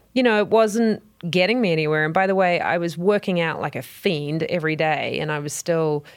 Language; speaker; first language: English; native; English